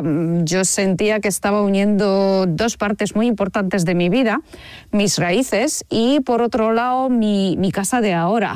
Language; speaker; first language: Spanish; non-native, fluent; Polish